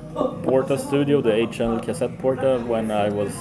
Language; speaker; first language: English; early bilingual, other home language; Swedish